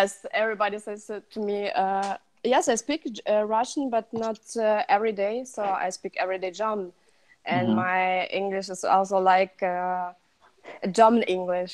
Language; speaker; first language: English; non-native, learner; Russian